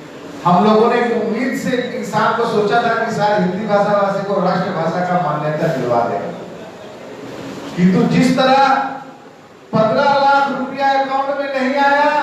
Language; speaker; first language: Hindi; native; Hindi